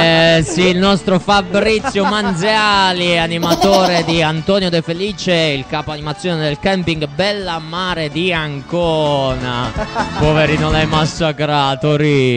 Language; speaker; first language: Italian; native; Italian